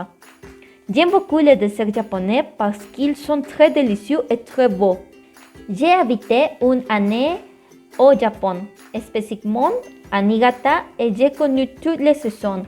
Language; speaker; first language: French; non-native, learner; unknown